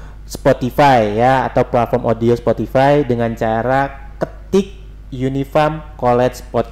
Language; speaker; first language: Indonesian; native; Indonesian